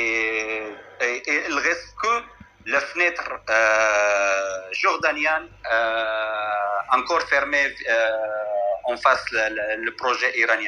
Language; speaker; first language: French; non-native, fluent; Arabic